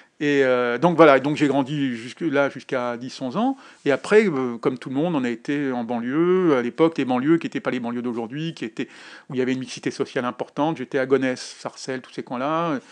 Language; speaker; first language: French; native; French